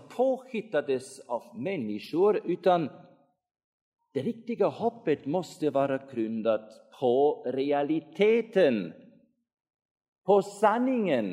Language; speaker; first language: Swedish; non-native, fluent; German